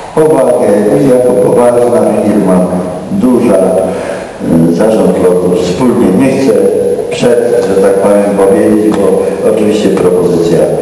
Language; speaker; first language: Polish; native; Polish